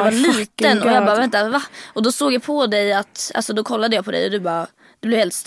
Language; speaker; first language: Swedish; native; Swedish